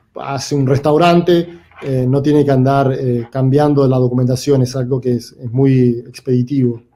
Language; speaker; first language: Spanish; native; Spanish